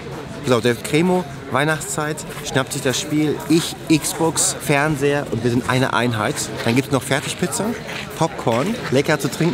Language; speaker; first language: German; native; German